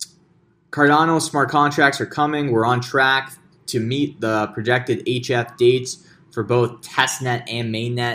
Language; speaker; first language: English; native; English